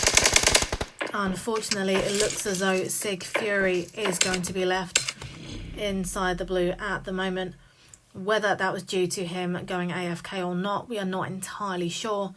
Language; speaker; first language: English; native; English